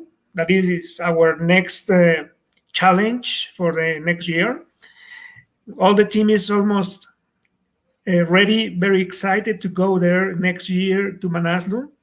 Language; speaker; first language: English; non-native, fluent; Spanish